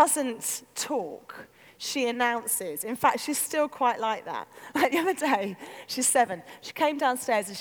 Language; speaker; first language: English; native; English